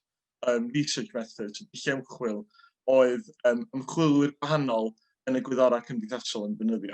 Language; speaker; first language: Welsh; native; Welsh